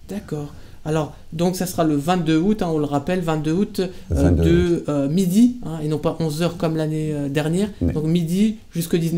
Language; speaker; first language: French; native; French